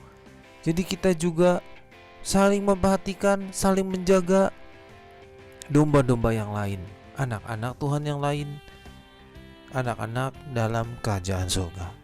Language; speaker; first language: Indonesian; native; Indonesian